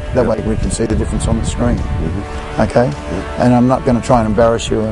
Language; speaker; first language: English; native; English